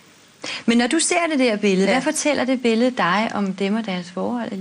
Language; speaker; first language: Danish; native; Danish